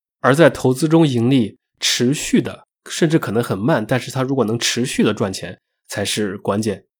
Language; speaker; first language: Chinese; native; Chinese